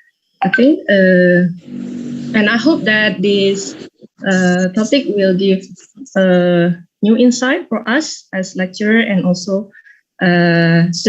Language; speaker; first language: English; non-native, fluent; Indonesian